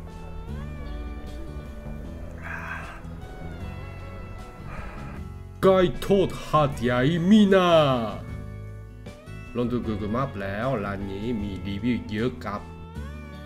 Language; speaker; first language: Thai; non-native, learner; Japanese